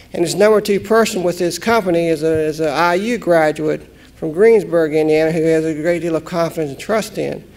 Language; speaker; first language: English; native; English